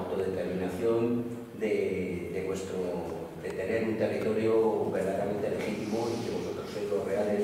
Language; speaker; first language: Spanish; native; Spanish